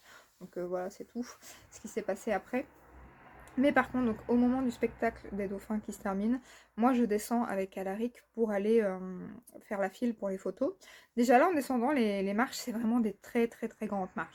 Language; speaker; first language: French; native; French